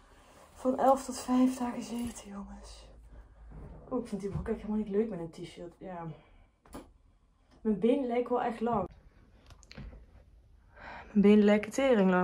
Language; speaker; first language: Dutch; native; Dutch